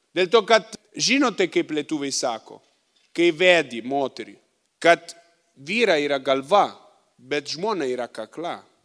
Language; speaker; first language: Lithuanian; non-native, fluent; Italian